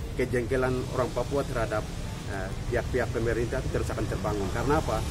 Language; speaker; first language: Indonesian; native; Indonesian